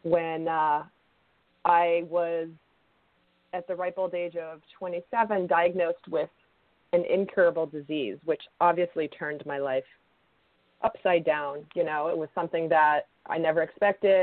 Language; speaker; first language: English; native; English